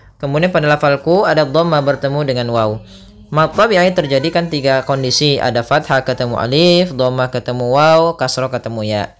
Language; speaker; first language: Indonesian; native; Indonesian